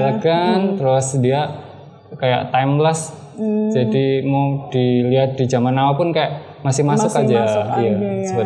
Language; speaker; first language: Indonesian; native; Indonesian